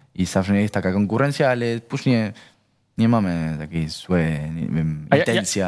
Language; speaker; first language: Polish; non-native, learner; Spanish